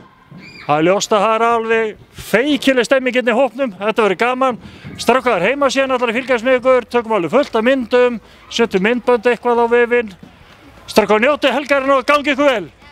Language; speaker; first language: Icelandic; native; Icelandic